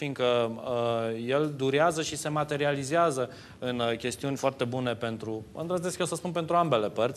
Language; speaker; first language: Romanian; native; Romanian